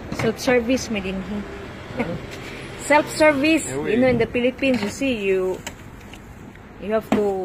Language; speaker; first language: English; non-native, local second language; Cebuano